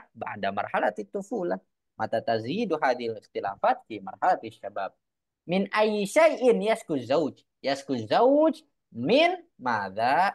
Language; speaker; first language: Arabic; non-native, fluent; Indonesian